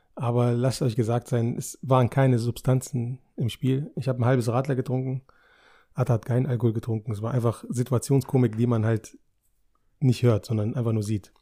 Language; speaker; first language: German; native; German